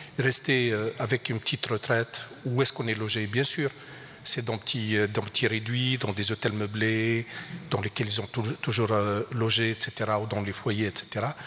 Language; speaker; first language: French; non-native, local second language; Arabic